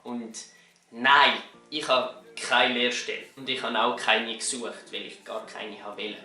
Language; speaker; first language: German; native; German